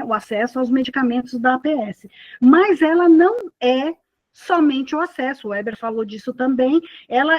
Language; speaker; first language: Portuguese; native; Portuguese